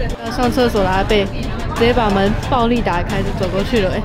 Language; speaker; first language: Chinese; native; Chinese